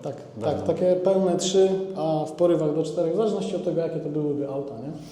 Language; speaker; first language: Polish; native; Polish